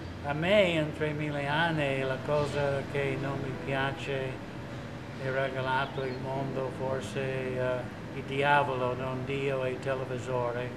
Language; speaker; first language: Italian; non-native, learner; English